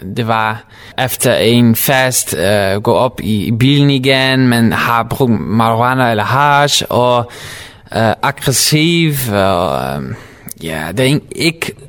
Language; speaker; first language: Danish; non-native, learner; Dutch